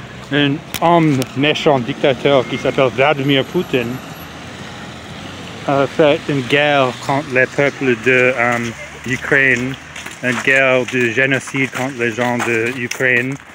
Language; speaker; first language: French; non-native, learner; English